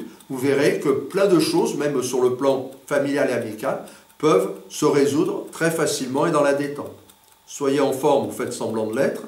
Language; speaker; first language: French; native; French